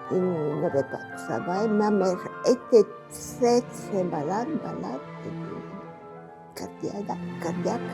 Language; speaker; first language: French; non-native, fluent; Bulgarian